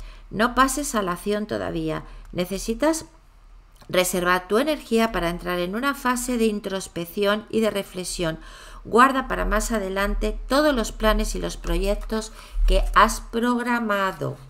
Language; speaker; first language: Spanish; native; Spanish